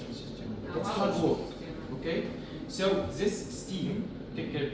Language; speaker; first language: English; non-native, learner; Arabic